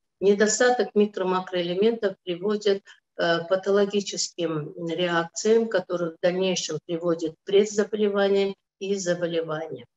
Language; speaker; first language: Russian; non-native, local second language; Azerbaijani